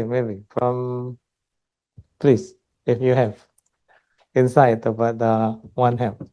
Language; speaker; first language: English; non-native, local second language; Indonesian